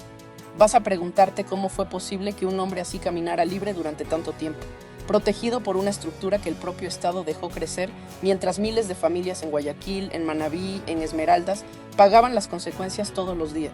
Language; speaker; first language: Spanish; native; Spanish